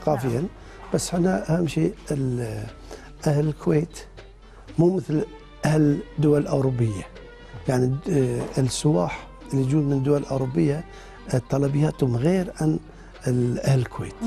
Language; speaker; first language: Arabic; non-native, fluent; Turkish